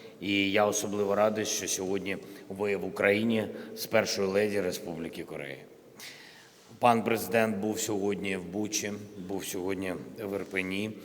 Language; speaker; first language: Ukrainian; non-native, local second language; Russian